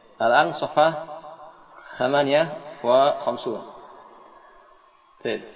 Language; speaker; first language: Arabic; non-native, fluent; Indonesian